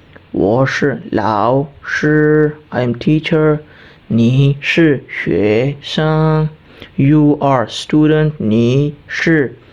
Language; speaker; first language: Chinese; non-native, fluent; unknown